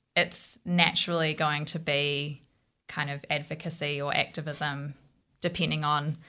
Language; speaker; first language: English; native; English